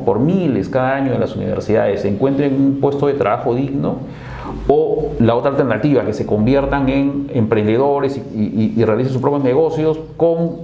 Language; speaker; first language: Spanish; native; Spanish